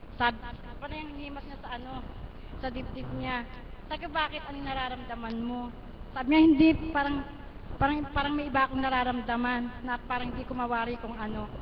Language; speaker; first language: Filipino; native; Filipino